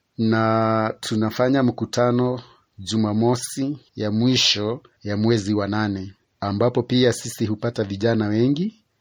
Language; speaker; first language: Swahili; non-native, local second language; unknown